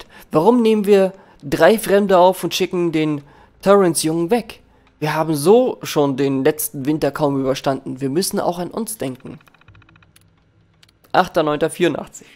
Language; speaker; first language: German; native; German